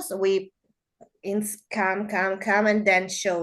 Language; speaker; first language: English; non-native, learner; Spanish